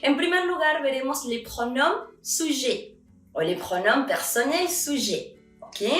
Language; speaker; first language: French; non-native, fluent; Spanish